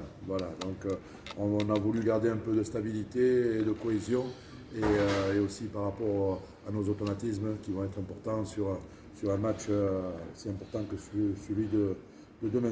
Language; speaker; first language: French; native; French